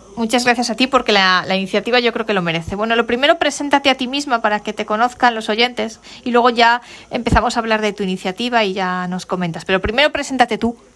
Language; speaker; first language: Spanish; native; Spanish